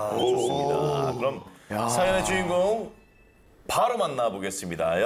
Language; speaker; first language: Korean; native; Korean